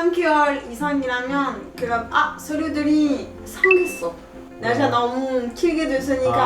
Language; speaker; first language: Korean; non-native, learner; French